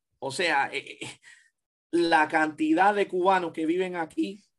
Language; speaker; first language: Spanish; early bilingual, heritage; Spanish